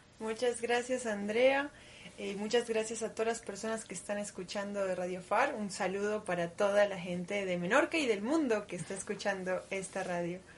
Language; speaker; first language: Spanish; early bilingual, other home language; Russian